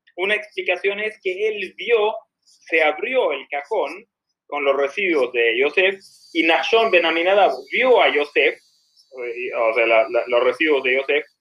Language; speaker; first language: Spanish; non-native, fluent; Swedish